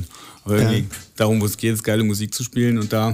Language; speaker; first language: German; native; German